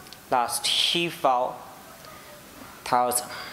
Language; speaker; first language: English; non-native, local second language; Hindi